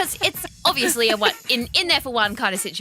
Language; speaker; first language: English; native; English